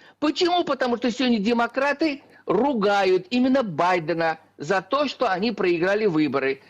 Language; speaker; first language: Russian; native; Russian